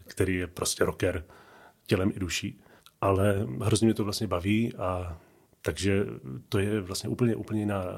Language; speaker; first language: Czech; native; Czech